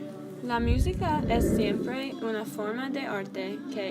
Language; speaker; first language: Spanish; non-native, learner; English